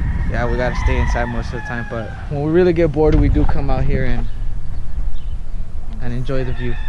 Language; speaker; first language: English; early bilingual, other home language; Spanish